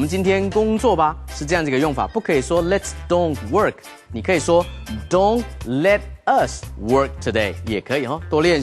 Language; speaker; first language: Chinese; native; Chinese